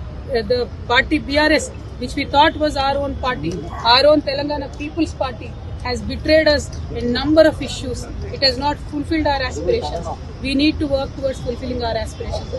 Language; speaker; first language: English; non-native, local second language; Telugu